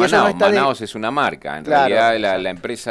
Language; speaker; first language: Spanish; native; Spanish